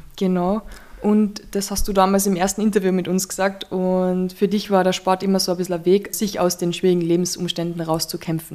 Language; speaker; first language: German; native; German